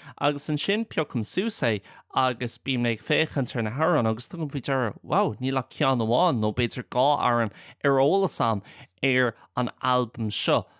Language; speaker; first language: Irish; non-native, local second language; English